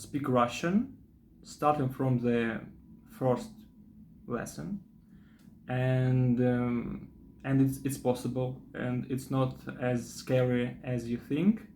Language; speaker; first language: English; non-native, fluent; Russian